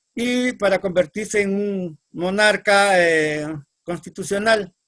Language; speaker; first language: Spanish; native; Spanish